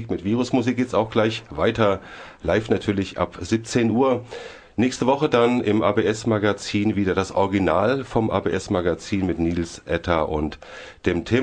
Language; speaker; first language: German; native; German